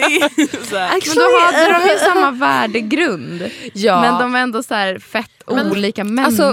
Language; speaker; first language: Swedish; native; Swedish